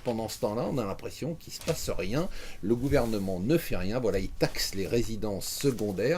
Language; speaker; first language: French; native; French